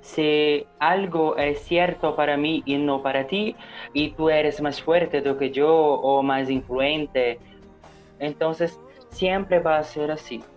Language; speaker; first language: Spanish; non-native, learner; Portuguese